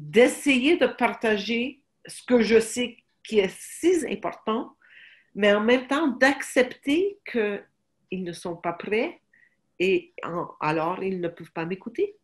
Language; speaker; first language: French; non-native, fluent; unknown